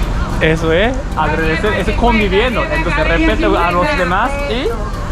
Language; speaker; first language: Spanish; non-native, learner; Japanese